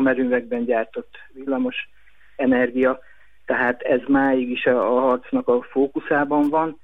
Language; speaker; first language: Hungarian; native; Hungarian